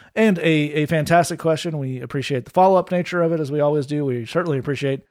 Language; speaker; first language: English; native; English